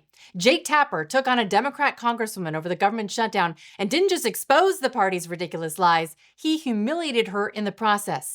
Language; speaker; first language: English; native; English